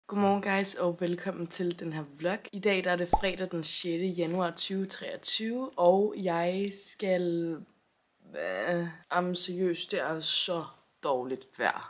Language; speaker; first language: Danish; native; Danish